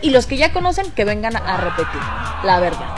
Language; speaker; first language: Spanish; native; Spanish